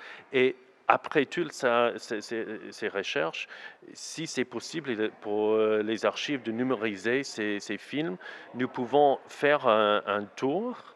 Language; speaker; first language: French; non-native, learner; English